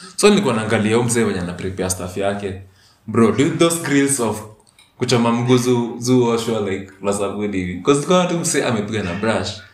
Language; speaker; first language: Swahili; native; Swahili